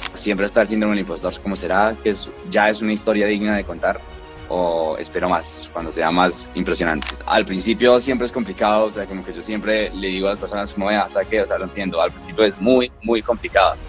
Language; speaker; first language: Spanish; native; Spanish